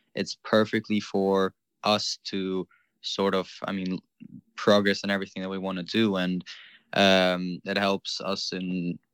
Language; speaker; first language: English; non-native, fluent; Ukrainian